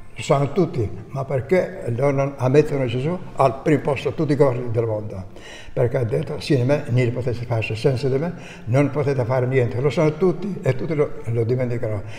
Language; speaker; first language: Italian; non-native, fluent; Albanian